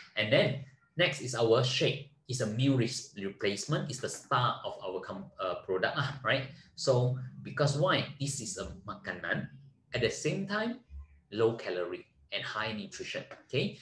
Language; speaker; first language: English; non-native, local second language; Malay